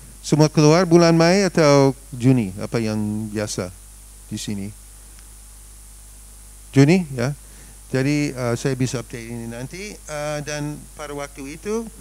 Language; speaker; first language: Indonesian; non-native, fluent; English